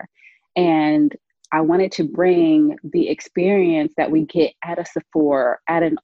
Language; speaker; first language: English; native; English